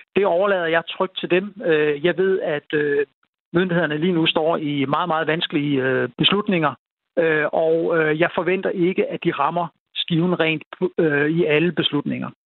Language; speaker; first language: Danish; native; Danish